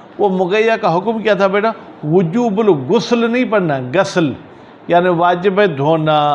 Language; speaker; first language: Urdu; non-native, local second language; Sindhi